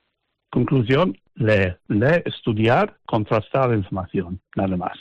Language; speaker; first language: Spanish; non-native, fluent; English